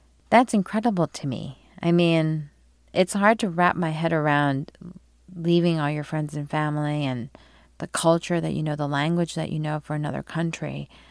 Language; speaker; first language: English; early bilingual, other home language; Korean